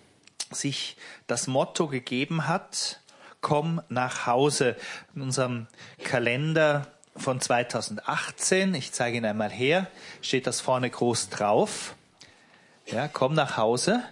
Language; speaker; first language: German; native; German